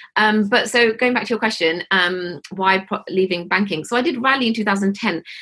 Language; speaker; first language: English; native; English